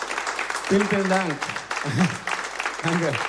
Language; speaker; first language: German; non-native, learner; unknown